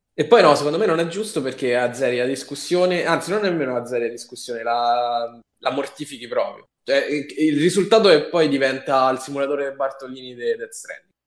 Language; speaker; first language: Italian; native; Italian